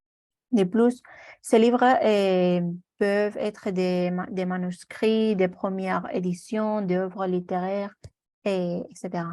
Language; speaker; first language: French; non-native, learner; Spanish